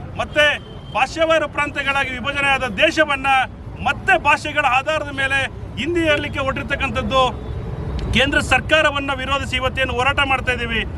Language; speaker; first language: Kannada; native; Kannada